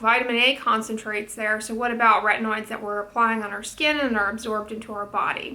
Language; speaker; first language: English; native; English